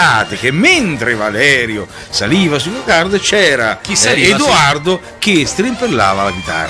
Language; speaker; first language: Italian; native; Italian